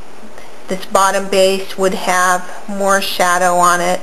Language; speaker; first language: English; native; English